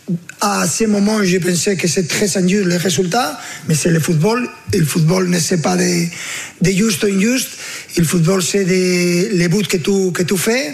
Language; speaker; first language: French; non-native, learner; Spanish